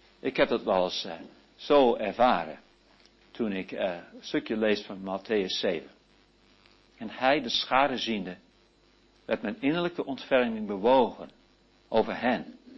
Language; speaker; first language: Dutch; early bilingual, heritage; Dutch